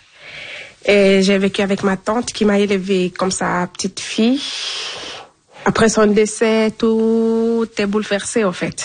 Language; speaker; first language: French; non-native, local second language; Fula